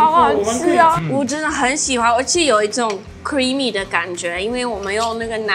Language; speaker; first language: Chinese; non-native, fluent; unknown